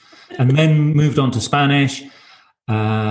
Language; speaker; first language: English; native; English